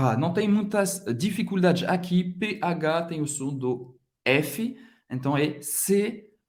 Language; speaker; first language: Portuguese; non-native, fluent; French